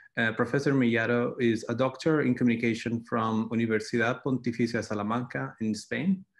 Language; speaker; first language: English; non-native, fluent; Spanish